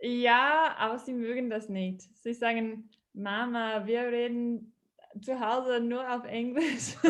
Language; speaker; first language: German; non-native, learner; English